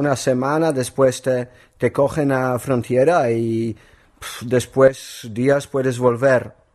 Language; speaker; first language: Spanish; non-native, learner; Polish